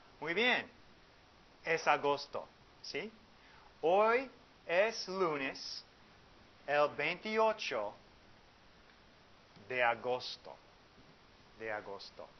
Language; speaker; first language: Spanish; non-native, fluent; English